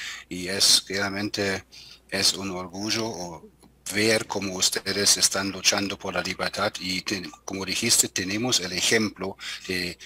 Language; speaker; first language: Spanish; non-native, fluent; German